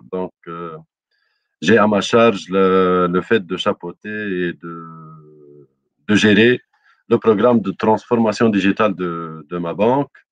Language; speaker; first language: French; non-native, local second language; Arabic